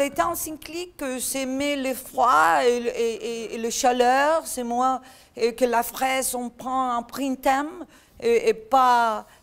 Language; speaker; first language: French; non-native, learner; Catalan